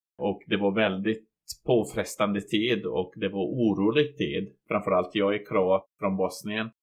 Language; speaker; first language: Swedish; non-native, fluent; Croatian